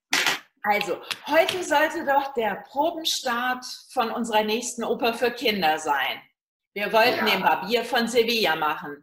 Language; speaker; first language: German; native; German